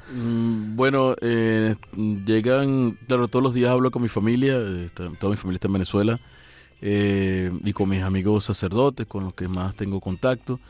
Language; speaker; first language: Spanish; native; Spanish